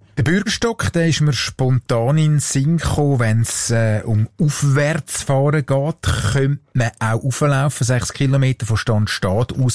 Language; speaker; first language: German; native; German